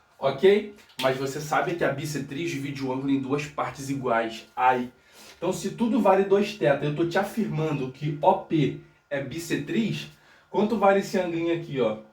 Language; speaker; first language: Portuguese; native; Portuguese